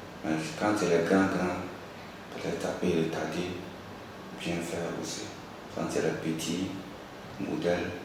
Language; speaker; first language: French; non-native, local second language; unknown